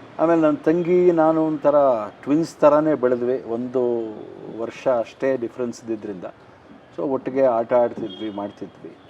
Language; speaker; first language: Kannada; native; Kannada